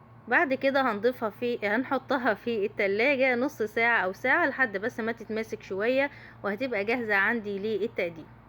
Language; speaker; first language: Arabic; native; Arabic